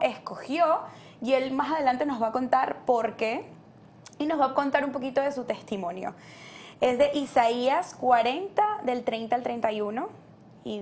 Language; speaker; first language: Spanish; native; Spanish